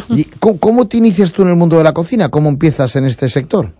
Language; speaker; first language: Spanish; native; Spanish